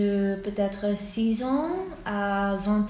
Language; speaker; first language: French; non-native, fluent; English